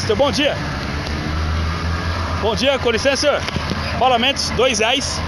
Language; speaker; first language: Portuguese; native; Portuguese